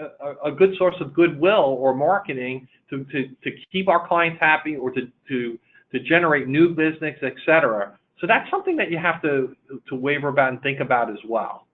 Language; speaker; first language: English; native; English